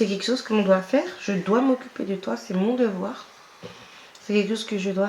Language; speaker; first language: French; native; French